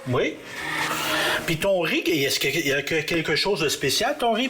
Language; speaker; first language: French; native; French